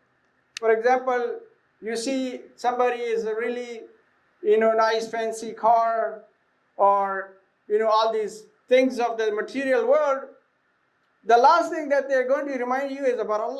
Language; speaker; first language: English; non-native, fluent; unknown